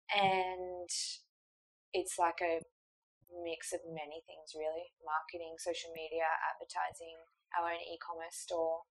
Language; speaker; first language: English; native; English